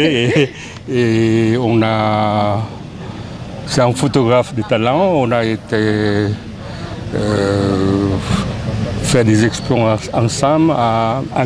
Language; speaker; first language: French; non-native, fluent; Lao